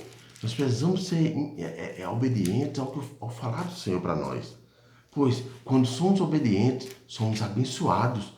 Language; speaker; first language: Portuguese; native; Portuguese